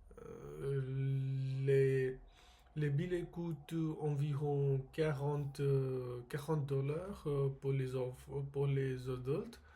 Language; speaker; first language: French; non-native, learner; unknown